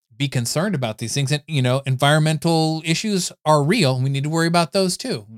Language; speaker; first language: English; native; English